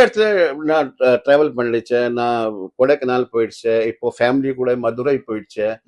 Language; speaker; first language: Tamil; non-native, fluent; Hindi